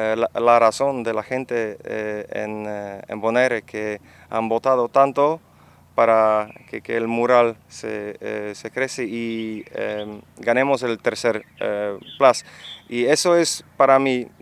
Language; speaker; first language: Spanish; non-native, fluent; Dutch